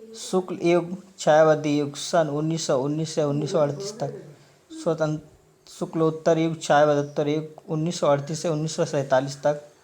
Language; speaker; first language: Hindi; native; Hindi